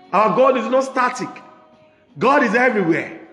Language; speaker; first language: English; non-native, local second language; Yoruba